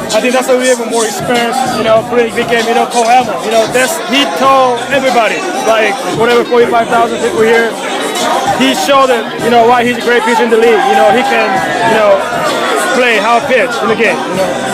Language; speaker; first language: English; non-native, learner; Korean